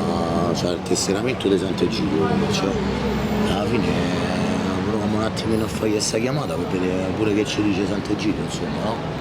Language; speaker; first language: Italian; native; Italian